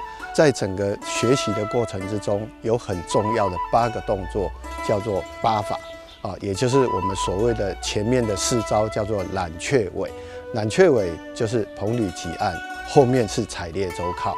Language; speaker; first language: Chinese; native; Chinese